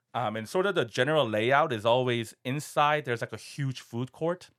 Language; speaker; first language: English; non-native, fluent; Korean